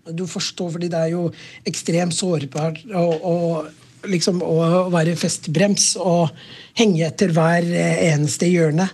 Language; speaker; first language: Norwegian; non-native, fluent; Somali